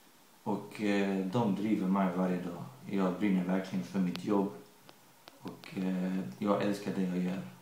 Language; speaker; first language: Swedish; early bilingual, other home language; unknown